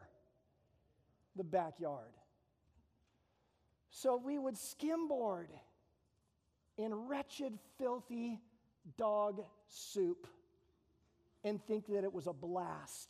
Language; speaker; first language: English; native; English